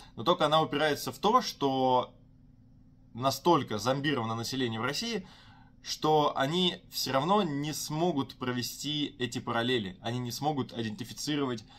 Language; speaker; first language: Russian; native; Russian